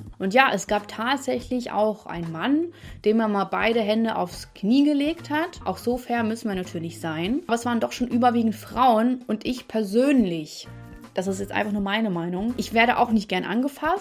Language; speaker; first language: German; native; German